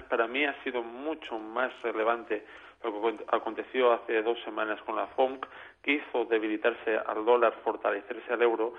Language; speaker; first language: Spanish; native; Spanish